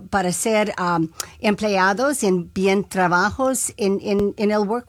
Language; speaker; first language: Spanish; non-native, local second language; English